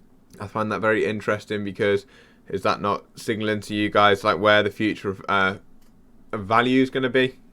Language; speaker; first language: English; native; English